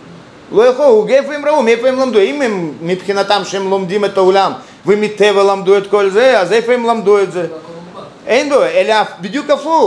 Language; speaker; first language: Hebrew; non-native, fluent; Russian